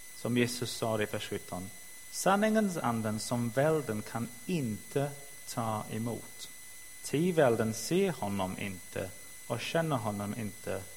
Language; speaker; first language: Swedish; non-native, fluent; English